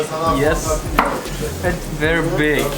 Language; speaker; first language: English; non-native, learner; Turkish